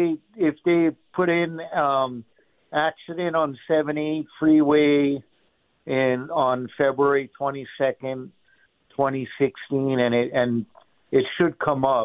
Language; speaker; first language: English; native; English